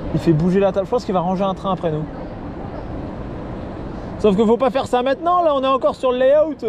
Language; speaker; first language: French; native; French